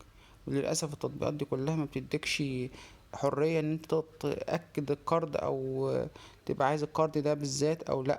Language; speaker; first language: Arabic; native; Arabic